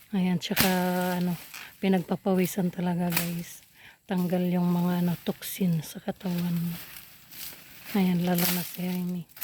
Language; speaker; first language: Filipino; native; Filipino